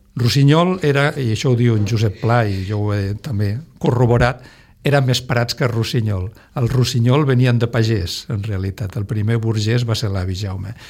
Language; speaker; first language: Catalan; non-native, local second language; Spanish